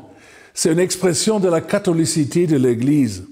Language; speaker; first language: French; non-native, fluent; German